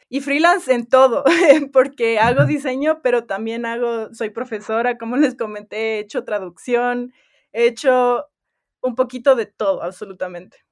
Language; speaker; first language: Spanish; native; Spanish